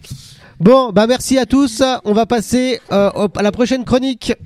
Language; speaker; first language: French; native; French